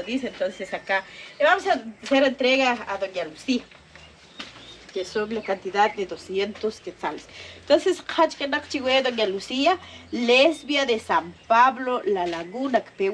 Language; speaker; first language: Spanish; non-native, local second language; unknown